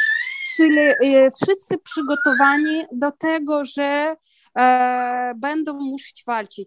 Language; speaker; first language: Polish; non-native, learner; Ukrainian